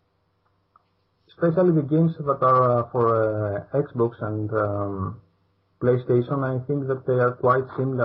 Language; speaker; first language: English; non-native, fluent; Greek